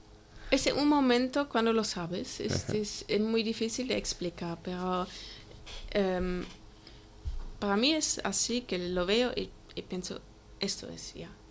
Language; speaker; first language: Spanish; non-native, fluent; German